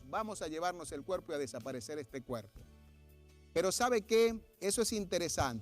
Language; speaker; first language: Spanish; native; Spanish